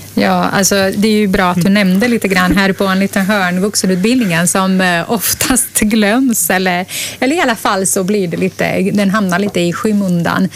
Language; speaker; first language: Swedish; non-native, fluent; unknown